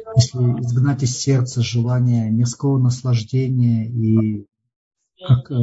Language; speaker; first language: Russian; native; Russian